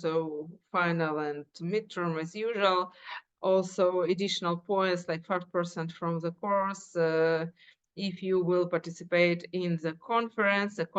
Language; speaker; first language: English; non-native, fluent; Ukrainian